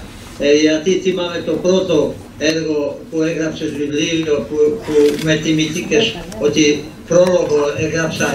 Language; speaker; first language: Greek; non-native, fluent; Polish